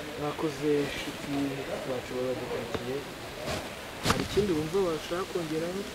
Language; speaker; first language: Kinyarwanda; native; Kinyarwanda